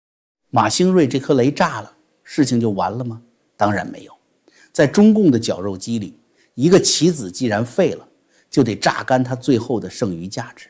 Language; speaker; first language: Chinese; native; Chinese